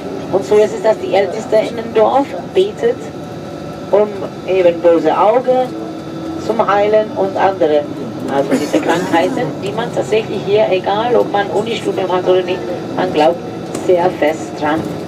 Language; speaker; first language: German; non-native, fluent; Spanish